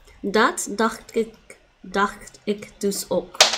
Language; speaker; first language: Dutch; non-native, learner; English